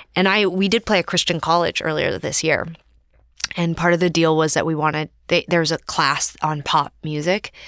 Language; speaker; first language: English; native; English